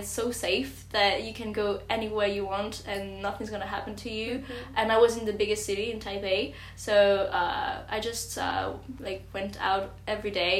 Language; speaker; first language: English; non-native, fluent; French